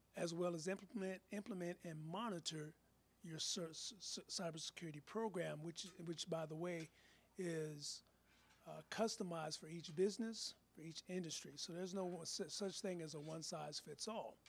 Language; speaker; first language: English; native; English